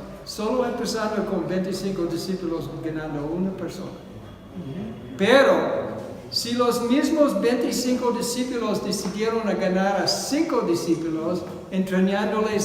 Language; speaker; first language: Spanish; non-native, fluent; English